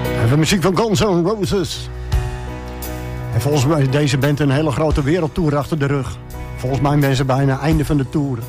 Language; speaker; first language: Dutch; native; Dutch